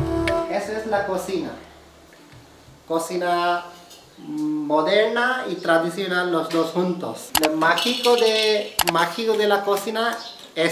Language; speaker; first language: Spanish; non-native, learner; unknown